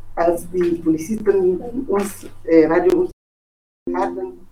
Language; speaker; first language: German; non-native, fluent; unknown